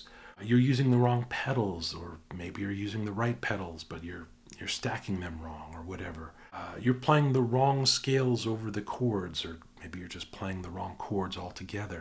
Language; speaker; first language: English; native; English